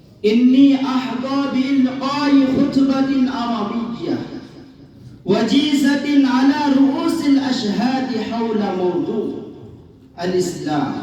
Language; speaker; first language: Arabic; non-native, learner; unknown